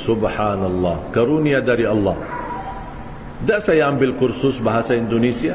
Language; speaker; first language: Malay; non-native, fluent; Arabic